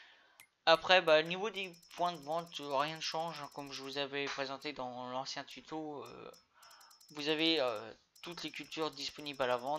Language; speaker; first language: French; native; French